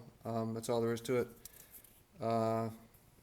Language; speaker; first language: English; native; English